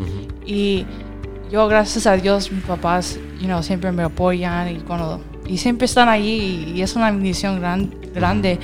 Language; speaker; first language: Spanish; early bilingual, heritage; Spanish